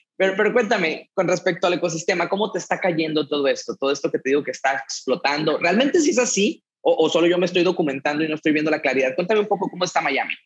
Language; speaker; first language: Spanish; native; Spanish